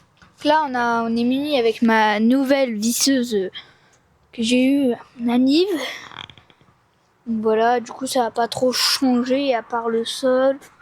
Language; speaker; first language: French; native; French